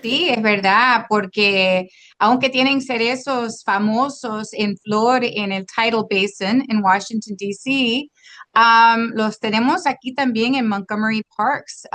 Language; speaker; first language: Spanish; non-native, local second language; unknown